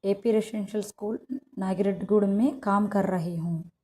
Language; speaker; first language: Hindi; non-native, local second language; Telugu